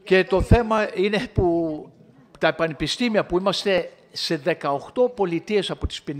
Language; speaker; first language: Greek; early bilingual, heritage; Greek